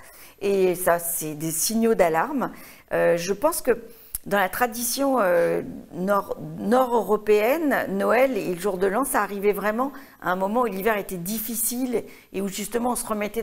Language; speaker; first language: French; native; French